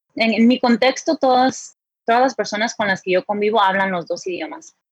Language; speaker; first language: Spanish; native; Spanish